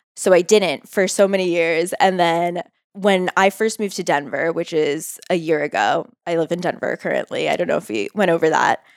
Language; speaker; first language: English; native; English